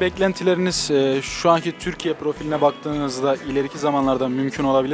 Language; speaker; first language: Turkish; native; Turkish